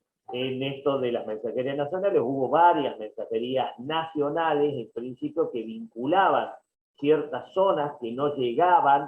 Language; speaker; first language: Spanish; native; Spanish